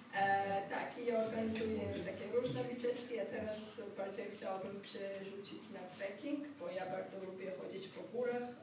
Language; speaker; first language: Polish; non-native, fluent; Georgian